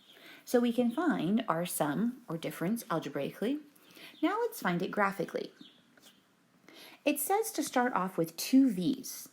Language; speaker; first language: English; native; English